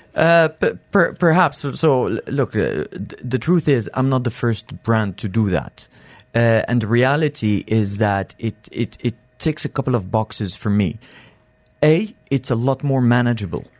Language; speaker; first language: English; non-native, fluent; French